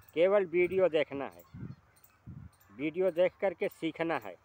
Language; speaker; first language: Hindi; native; Hindi